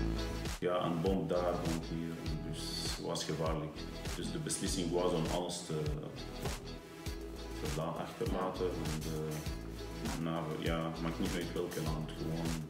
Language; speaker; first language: Dutch; non-native, learner; Arabic